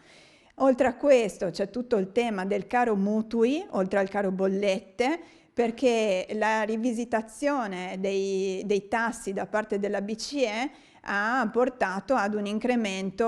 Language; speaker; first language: Italian; native; Italian